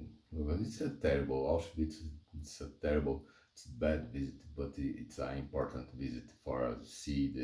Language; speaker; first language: English; non-native, learner; Portuguese